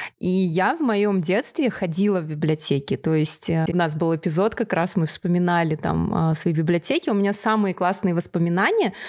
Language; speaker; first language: Russian; native; Russian